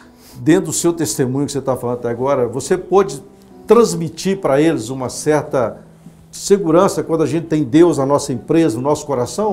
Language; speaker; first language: Portuguese; native; Portuguese